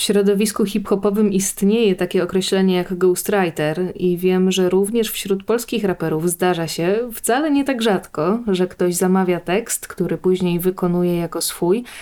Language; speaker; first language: Polish; native; Polish